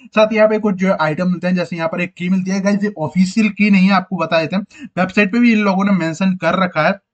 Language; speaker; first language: Hindi; native; Hindi